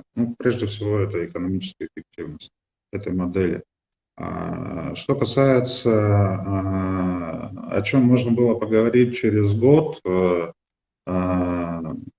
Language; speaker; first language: Russian; native; Russian